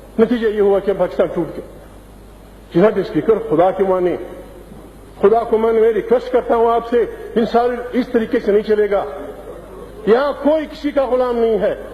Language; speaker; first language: Urdu; non-native, local second language; Pashto